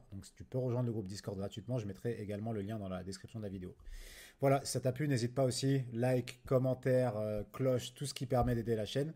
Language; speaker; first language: French; native; French